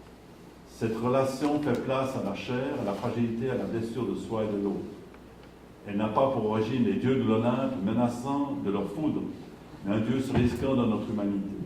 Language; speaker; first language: French; native; French